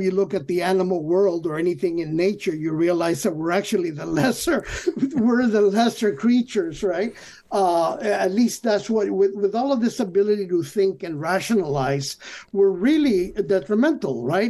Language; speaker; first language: English; early bilingual, other home language; Spanish